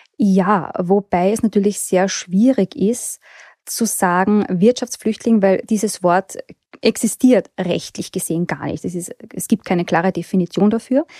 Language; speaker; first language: German; native; German